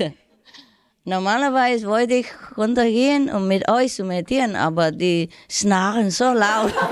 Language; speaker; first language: German; non-native, learner; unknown